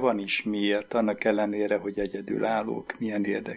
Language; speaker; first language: Hungarian; native; Hungarian